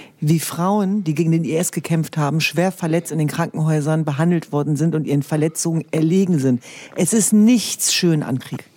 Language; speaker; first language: German; early bilingual, other home language; Kurdish